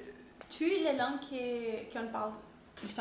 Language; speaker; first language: French; non-native, learner; Portuguese